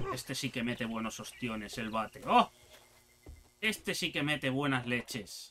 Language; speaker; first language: Spanish; native; Spanish